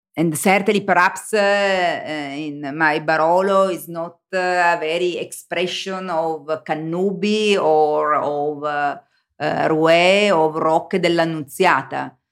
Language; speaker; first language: English; non-native, learner; Italian